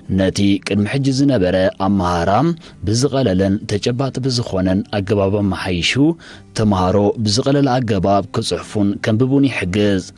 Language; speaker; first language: Tigrinya; native; Tigrinya